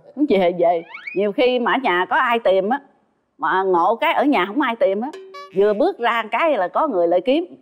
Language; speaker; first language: Vietnamese; native; Vietnamese